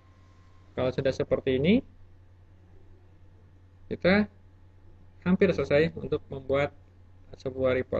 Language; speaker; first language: Indonesian; native; Indonesian